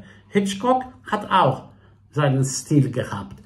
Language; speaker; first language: German; non-native, fluent; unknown